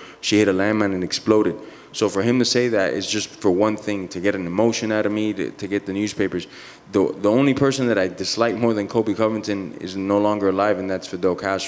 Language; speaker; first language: English; native; English